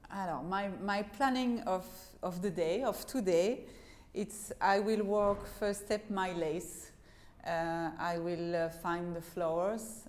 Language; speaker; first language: English; non-native, fluent; French